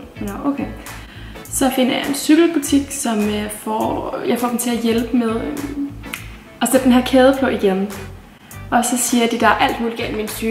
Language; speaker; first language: Danish; native; Danish